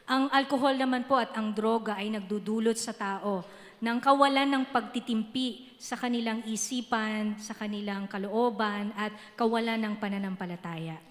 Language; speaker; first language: Filipino; native; Filipino